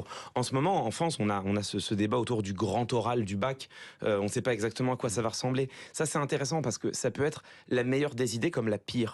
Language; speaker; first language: French; native; French